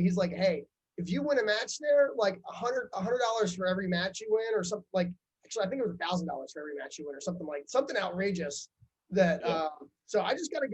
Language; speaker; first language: English; native; English